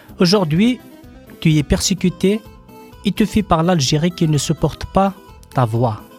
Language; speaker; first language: French; non-native, local second language; Kabyle